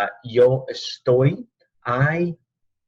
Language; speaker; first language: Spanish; non-native, fluent; English